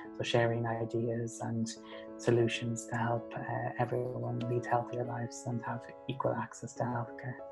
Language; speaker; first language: English; native; English